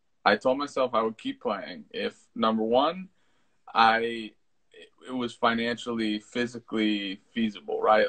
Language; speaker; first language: English; early bilingual, other home language; Italian